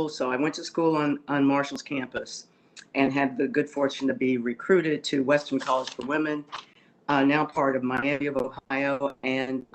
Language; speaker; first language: English; native; English